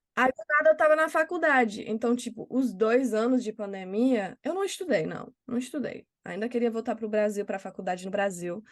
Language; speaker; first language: Portuguese; non-native, fluent; English